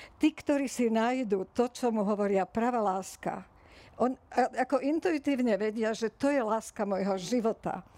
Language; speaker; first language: Slovak; native; Slovak